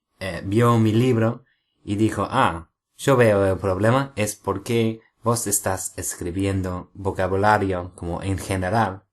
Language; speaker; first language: Spanish; non-native, fluent; English